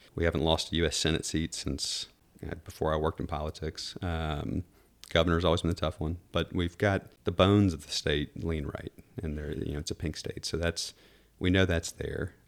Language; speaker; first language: English; native; English